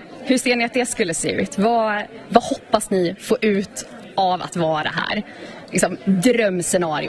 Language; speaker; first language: Swedish; native; Swedish